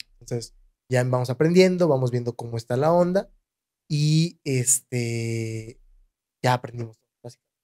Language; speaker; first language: Spanish; native; Spanish